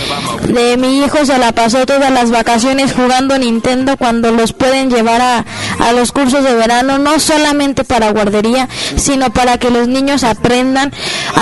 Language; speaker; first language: Spanish; native; Spanish